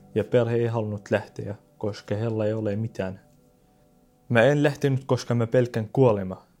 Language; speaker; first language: Finnish; non-native, fluent; Arabic